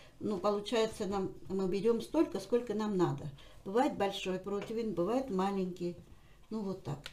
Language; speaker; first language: Russian; non-native, local second language; Armenian